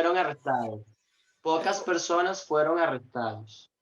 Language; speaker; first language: Spanish; non-native, fluent; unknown